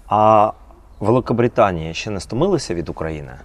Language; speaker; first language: Ukrainian; native; Ukrainian